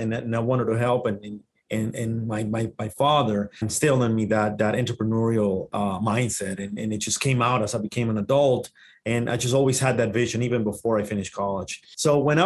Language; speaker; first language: English; non-native, fluent; Spanish